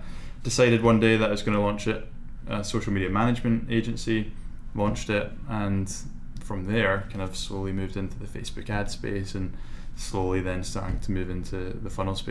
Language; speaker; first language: English; native; English